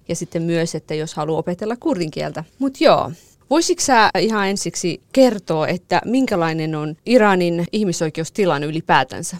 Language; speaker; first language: Finnish; early bilingual, other home language; Kurdish